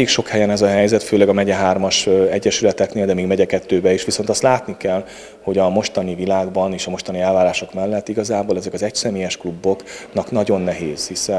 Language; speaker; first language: Hungarian; native; Hungarian